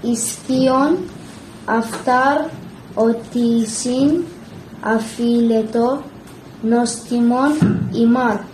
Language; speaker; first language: Greek; non-native, learner; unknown